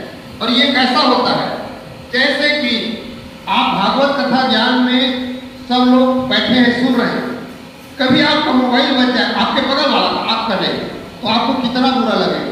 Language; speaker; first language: Hindi; native; Hindi